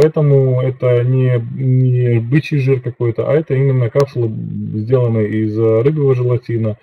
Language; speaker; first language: Russian; native; Russian